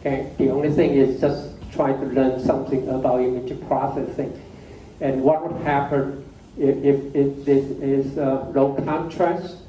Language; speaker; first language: English; non-native, fluent; Chinese